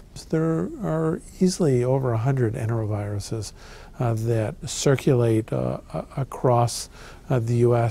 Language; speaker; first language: English; native; English